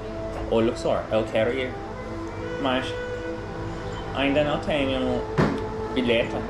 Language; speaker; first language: Portuguese; non-native, learner; Korean